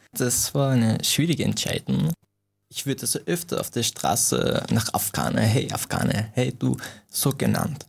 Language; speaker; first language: German; non-native, fluent; Persian